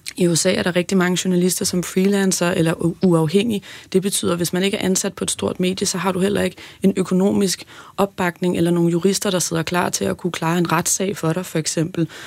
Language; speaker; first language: Danish; native; Danish